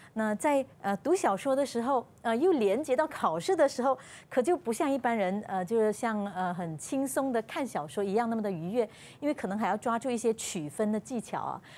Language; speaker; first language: Chinese; native; Chinese